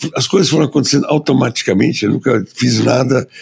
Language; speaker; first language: Portuguese; early bilingual, other home language; German